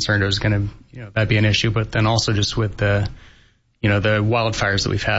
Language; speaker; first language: English; native; English